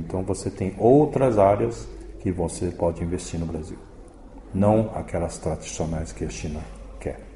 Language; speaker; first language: Portuguese; early bilingual, other home language; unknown